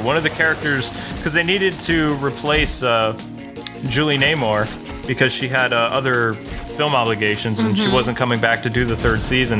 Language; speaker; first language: English; native; English